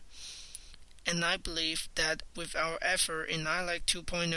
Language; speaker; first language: English; non-native, fluent; Chinese